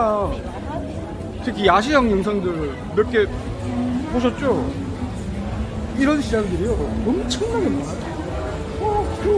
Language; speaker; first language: Korean; native; Korean